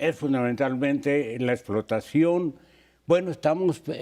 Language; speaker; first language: Spanish; native; Spanish